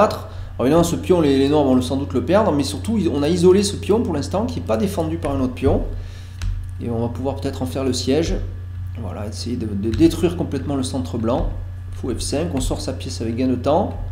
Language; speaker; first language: French; native; French